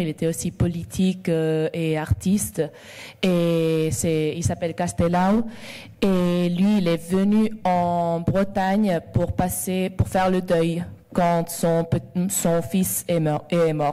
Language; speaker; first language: French; non-native, local second language; Galician